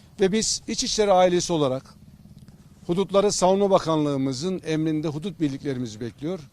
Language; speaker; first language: Turkish; native; Turkish